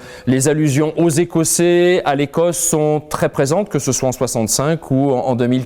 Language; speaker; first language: French; native; French